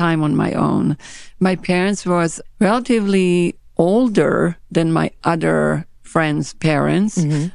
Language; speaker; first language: English; non-native, fluent; Hebrew